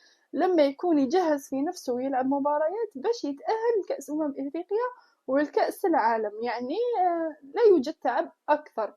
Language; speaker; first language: Arabic; native; Arabic